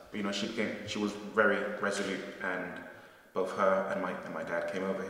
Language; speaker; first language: English; native; English